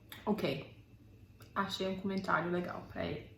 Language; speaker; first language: Portuguese; non-native, fluent; English